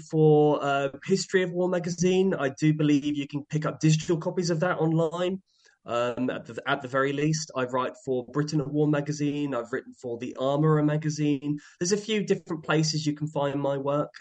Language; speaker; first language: English; native; English